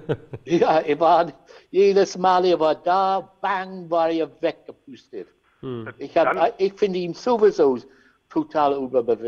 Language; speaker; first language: German; non-native, learner; English